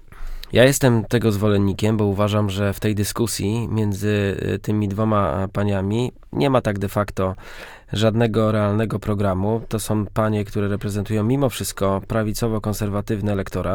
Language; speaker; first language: Polish; native; Polish